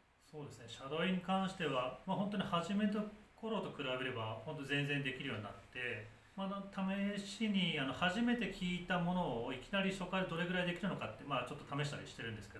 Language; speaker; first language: Japanese; native; Japanese